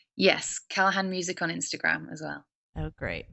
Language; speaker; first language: English; native; English